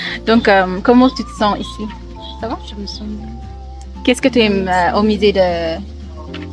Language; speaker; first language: French; non-native, learner; Amharic